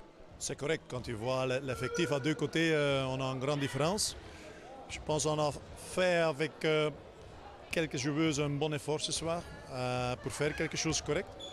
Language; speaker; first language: French; non-native, fluent; Dutch